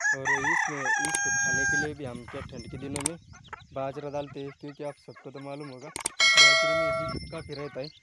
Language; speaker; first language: Hindi; non-native, local second language; Marathi